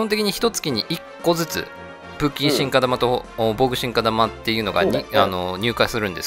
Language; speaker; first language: Japanese; native; Japanese